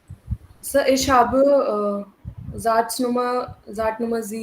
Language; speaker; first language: German; non-native, learner; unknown